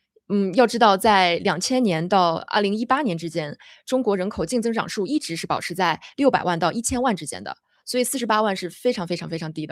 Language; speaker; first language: Chinese; native; Chinese